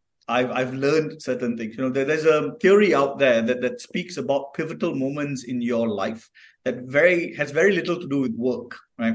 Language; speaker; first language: English; non-native, local second language; Tamil